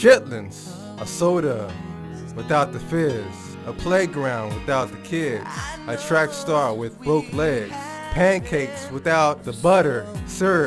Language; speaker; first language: English; native; English